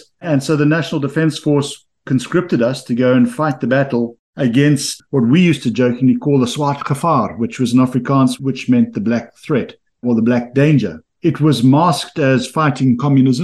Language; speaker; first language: English; native; English